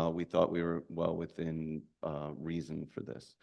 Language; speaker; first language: English; native; English